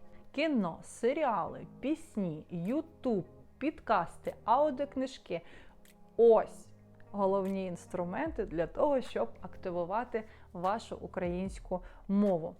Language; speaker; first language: Ukrainian; non-native, local second language; Russian